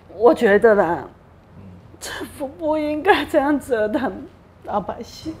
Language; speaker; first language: Chinese; native; Chinese